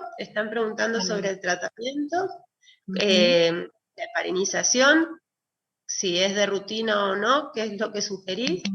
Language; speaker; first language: Spanish; native; Spanish